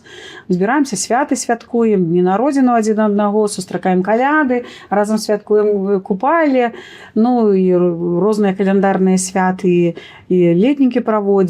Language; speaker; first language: Belarusian; native; Belarusian